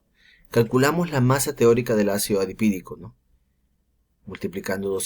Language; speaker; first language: Spanish; native; Spanish